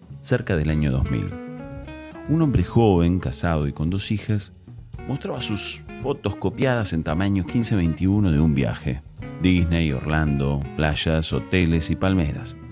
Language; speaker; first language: Spanish; native; Spanish